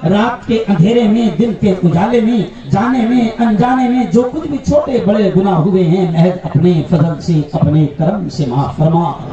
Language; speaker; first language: Urdu; native; Urdu